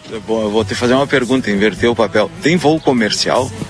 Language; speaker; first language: Portuguese; native; Portuguese